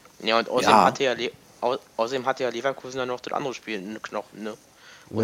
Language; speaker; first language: German; native; German